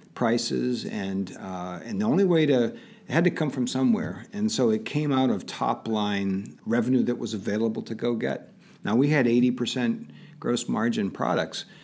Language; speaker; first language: English; native; English